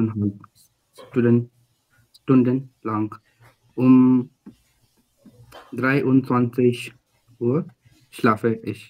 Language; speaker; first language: German; non-native, learner; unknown